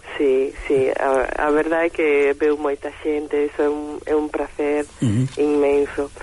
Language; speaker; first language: Galician; native; Galician